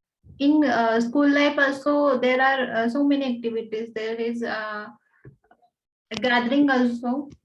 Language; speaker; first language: English; non-native, learner; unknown